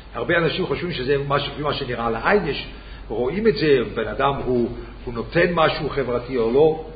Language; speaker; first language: Hebrew; non-native, fluent; Swiss German